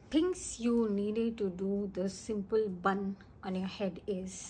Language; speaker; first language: English; non-native, local second language; Hindi